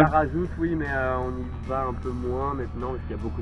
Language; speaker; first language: French; native; French